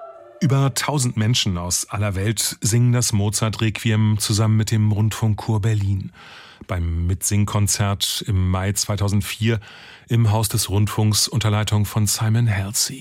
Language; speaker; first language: German; native; German